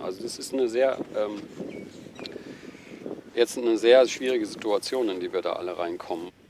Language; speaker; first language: German; native; German